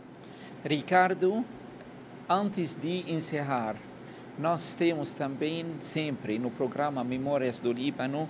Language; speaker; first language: Portuguese; non-native, fluent; Arabic